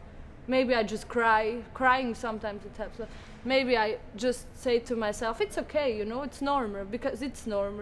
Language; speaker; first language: English; non-native, fluent; Italian